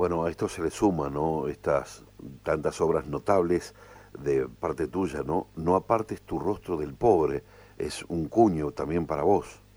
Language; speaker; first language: Spanish; native; Spanish